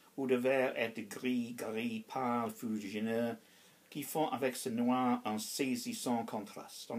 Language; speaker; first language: French; non-native, fluent; English